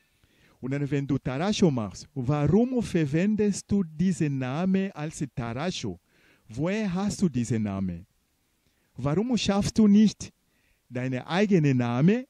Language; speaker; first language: German; non-native, fluent; Portuguese